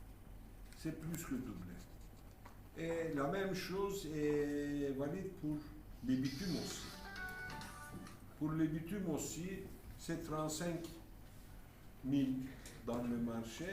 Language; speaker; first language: French; non-native, fluent; Turkish